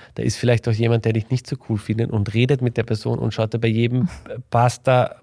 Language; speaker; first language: German; native; German